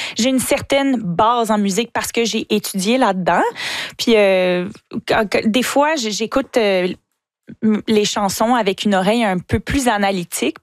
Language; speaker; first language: French; native; French